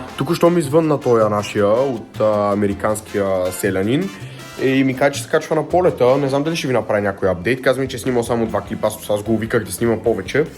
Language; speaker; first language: Bulgarian; native; Bulgarian